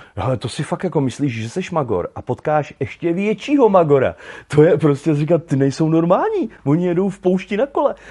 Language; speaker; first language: Czech; native; Czech